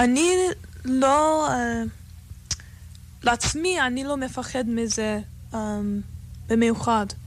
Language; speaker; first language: Hebrew; non-native, fluent; English